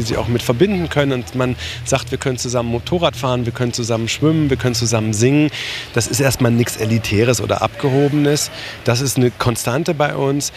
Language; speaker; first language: German; native; German